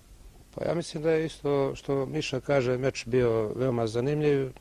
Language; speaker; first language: Bosnian; native; Bosnian